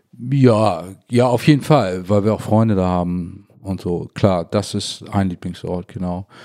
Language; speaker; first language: German; native; German